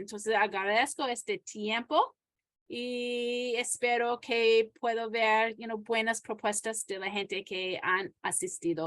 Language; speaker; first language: Spanish; non-native, fluent; English